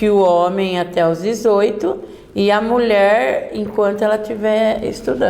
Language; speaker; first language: Portuguese; native; Portuguese